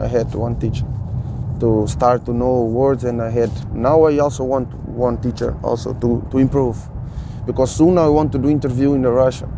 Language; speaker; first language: English; non-native, fluent; Portuguese